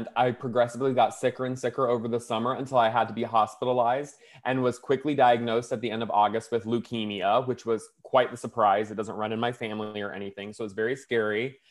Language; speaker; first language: English; native; English